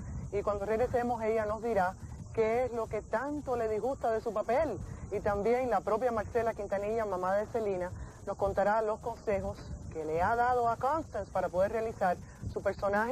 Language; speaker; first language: Spanish; native; Spanish